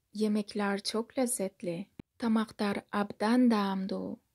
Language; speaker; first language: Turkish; non-native, fluent; Kyrgyz